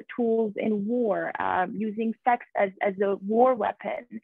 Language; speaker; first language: English; early bilingual, other home language; Persian